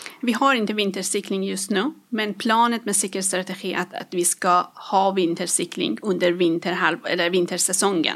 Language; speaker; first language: Swedish; non-native, fluent; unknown